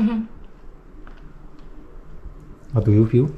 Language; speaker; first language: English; non-native, learner; Chinese